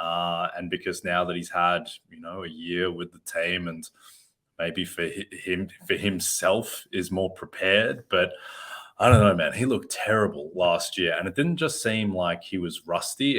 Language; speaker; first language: English; native; English